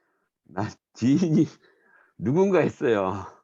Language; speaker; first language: Korean; native; Korean